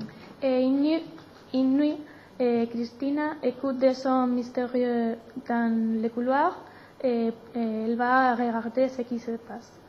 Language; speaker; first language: French; non-native, learner; Spanish